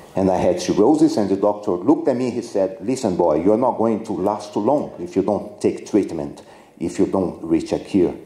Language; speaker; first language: English; non-native, fluent; Portuguese